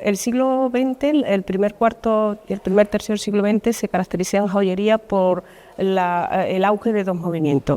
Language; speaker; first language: Spanish; native; Spanish